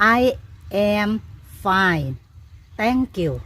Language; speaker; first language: English; non-native, learner; Thai